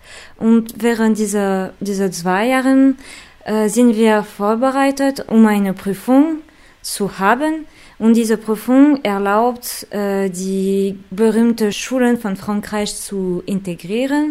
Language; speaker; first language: German; non-native, fluent; French